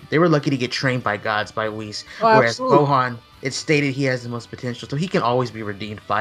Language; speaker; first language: English; native; English